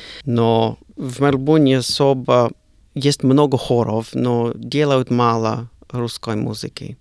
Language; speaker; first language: Russian; non-native, learner; English